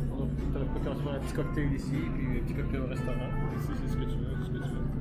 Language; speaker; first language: French; native; French